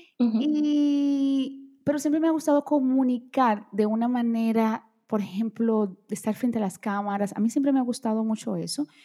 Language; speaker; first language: Spanish; early bilingual, other home language; Portuguese